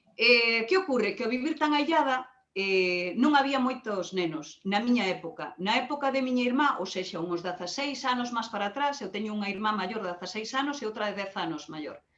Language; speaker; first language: Galician; native; Galician